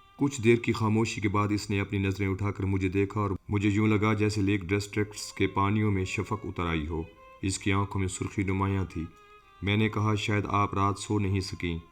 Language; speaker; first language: Urdu; non-native, local second language; Sindhi